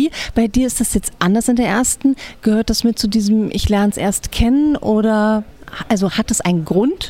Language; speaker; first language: German; native; German